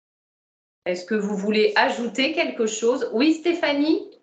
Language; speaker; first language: French; native; French